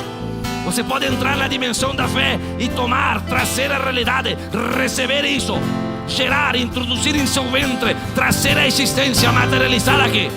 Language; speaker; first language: Portuguese; non-native, fluent; Spanish